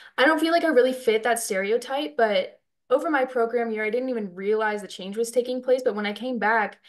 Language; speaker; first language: English; native; English